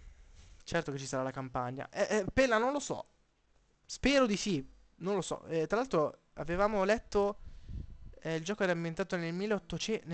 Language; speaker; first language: Italian; native; Italian